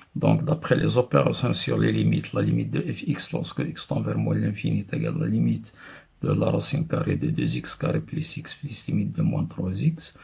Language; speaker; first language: French; non-native, local second language; Arabic